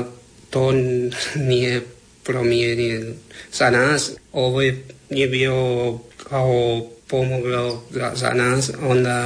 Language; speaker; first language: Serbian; non-native, learner; Spanish